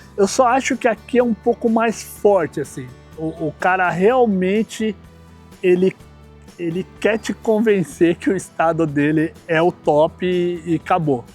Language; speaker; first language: Portuguese; native; Portuguese